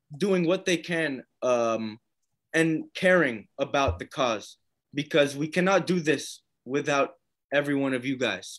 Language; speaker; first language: English; native; English